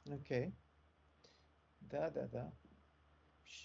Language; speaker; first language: Russian; non-native, learner; French